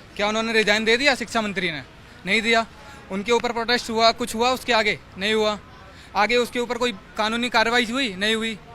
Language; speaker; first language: Hindi; native; Hindi